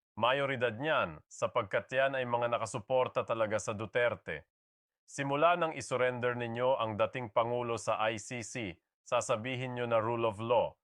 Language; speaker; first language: Filipino; native; Filipino